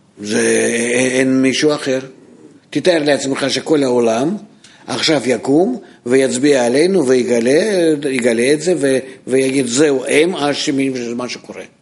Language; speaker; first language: Hebrew; non-native, fluent; Russian